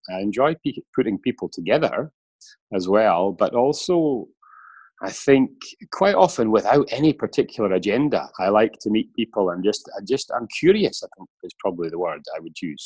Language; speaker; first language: English; native; English